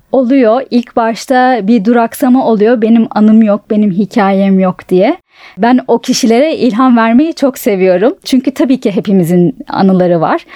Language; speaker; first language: Turkish; native; Turkish